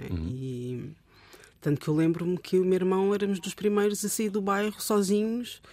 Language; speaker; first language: Portuguese; native; Portuguese